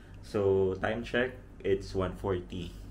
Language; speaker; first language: English; non-native, local second language; Filipino